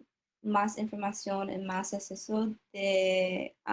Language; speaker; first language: Spanish; non-native, learner; English